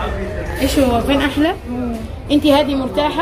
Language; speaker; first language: Arabic; native; Arabic